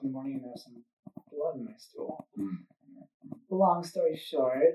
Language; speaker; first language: English; native; English